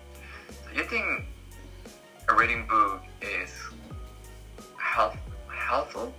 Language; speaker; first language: English; non-native, learner; Korean